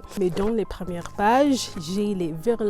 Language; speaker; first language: French; non-native, learner; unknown